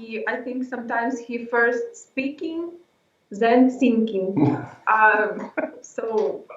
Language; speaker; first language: English; non-native, learner; Ukrainian